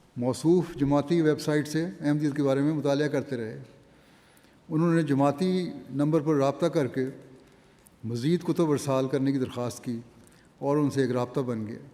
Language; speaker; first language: Urdu; native; Urdu